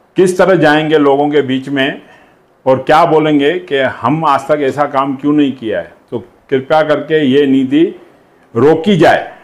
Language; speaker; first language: Hindi; non-native, local second language; Sindhi